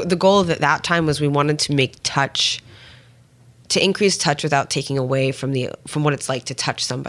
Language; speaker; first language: English; native; English